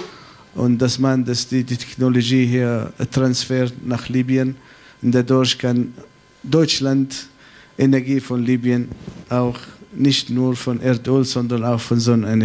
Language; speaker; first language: German; non-native, fluent; Arabic